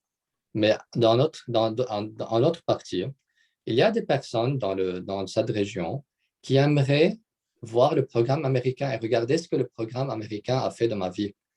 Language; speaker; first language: French; non-native, local second language; Arabic